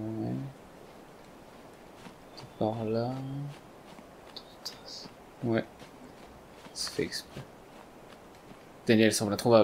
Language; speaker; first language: French; native; French